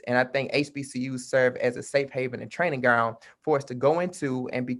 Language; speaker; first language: English; native; English